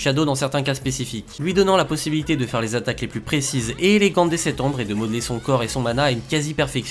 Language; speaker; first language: French; native; French